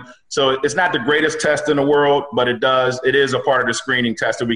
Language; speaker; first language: English; native; English